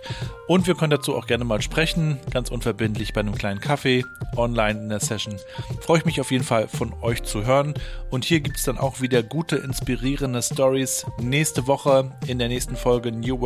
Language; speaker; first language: German; native; German